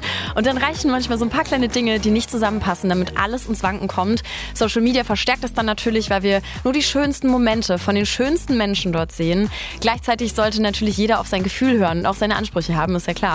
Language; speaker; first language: German; native; German